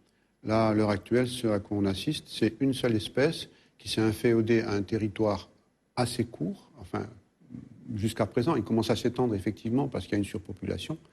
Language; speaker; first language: French; native; French